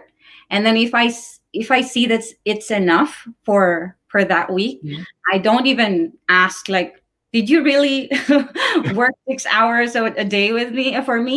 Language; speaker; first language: English; non-native, local second language; Filipino